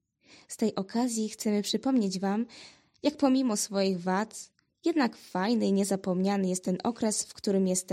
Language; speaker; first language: Polish; native; Polish